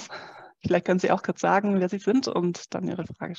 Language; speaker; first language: German; native; German